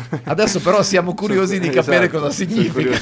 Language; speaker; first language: Italian; native; Italian